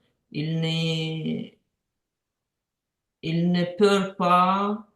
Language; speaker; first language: French; non-native, learner; Ukrainian